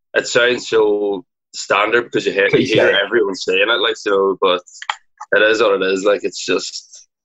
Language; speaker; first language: English; native; English